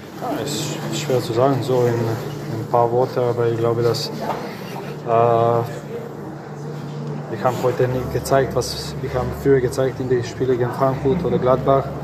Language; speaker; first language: German; non-native, learner; Croatian